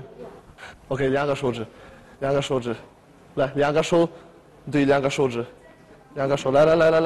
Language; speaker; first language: Chinese; non-native, fluent; Polish